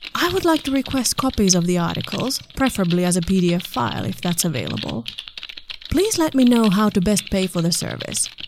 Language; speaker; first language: English; non-native, fluent; Finnish